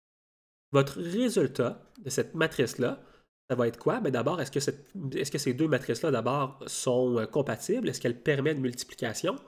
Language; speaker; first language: French; native; French